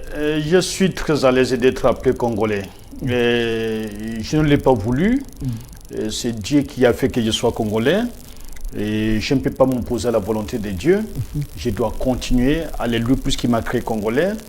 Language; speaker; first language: French; non-native, local second language; Lingala